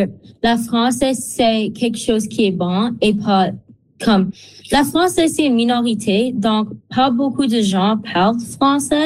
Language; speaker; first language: French; non-native, local second language; English